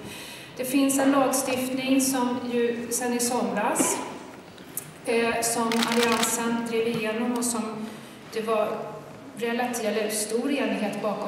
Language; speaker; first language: Swedish; native; Swedish